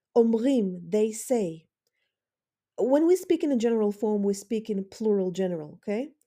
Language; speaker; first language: English; non-native, fluent; Hebrew